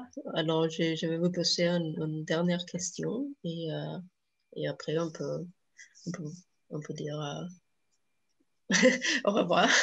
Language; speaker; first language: French; non-native, fluent; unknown